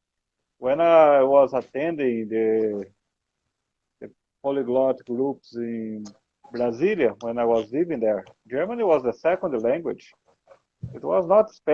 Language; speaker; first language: English; non-native, learner; Portuguese